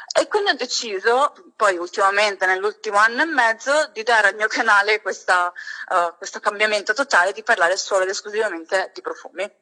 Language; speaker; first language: Italian; native; Italian